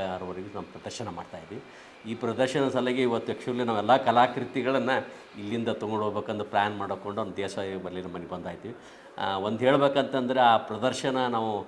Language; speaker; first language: Kannada; native; Kannada